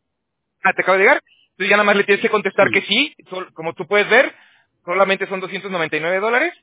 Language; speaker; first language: Spanish; native; Spanish